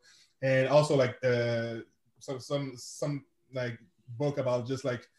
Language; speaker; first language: English; non-native, fluent; French